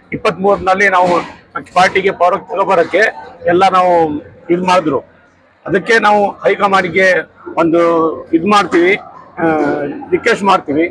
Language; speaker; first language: Kannada; non-native, local second language; Urdu